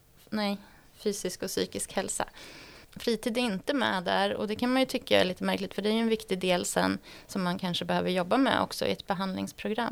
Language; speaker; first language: Swedish; native; Swedish